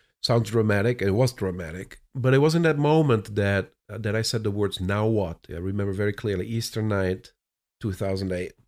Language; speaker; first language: English; non-native, fluent; Dutch